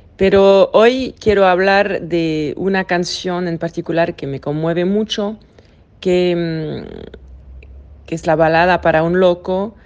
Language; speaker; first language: Spanish; non-native, fluent; French